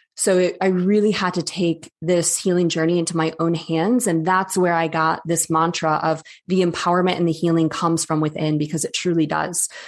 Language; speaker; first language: English; native; English